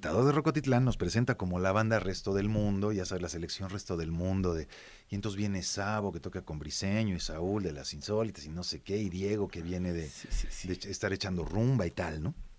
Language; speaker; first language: Spanish; native; Spanish